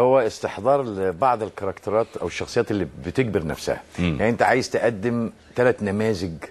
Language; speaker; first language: Arabic; native; Arabic